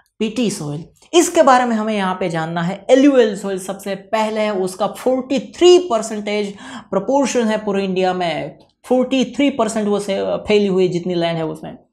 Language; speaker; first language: Hindi; non-native, local second language; Gujarati